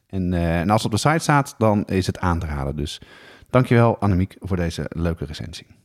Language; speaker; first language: Dutch; native; Dutch